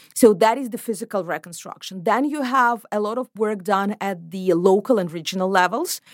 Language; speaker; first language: English; non-native, fluent; Ukrainian